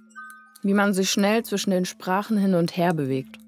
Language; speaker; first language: German; native; German